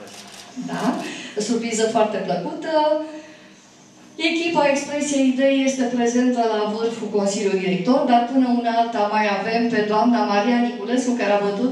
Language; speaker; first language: Romanian; native; Romanian